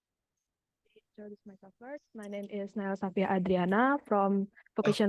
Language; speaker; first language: English; non-native, learner; Indonesian